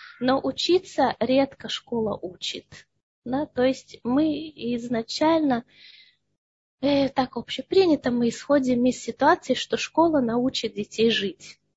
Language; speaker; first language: Russian; early bilingual, heritage; Russian